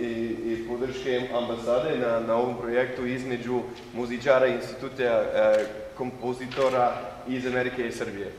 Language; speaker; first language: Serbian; non-native, learner; English